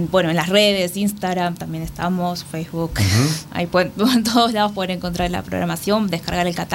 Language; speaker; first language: Spanish; native; Spanish